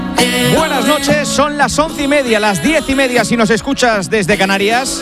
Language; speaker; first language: Spanish; native; Spanish